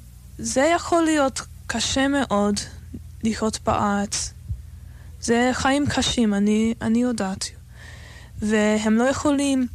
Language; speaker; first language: Hebrew; non-native, fluent; English